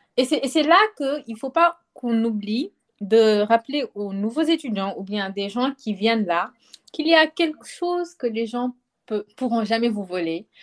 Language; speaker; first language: French; non-native, local second language; Wolof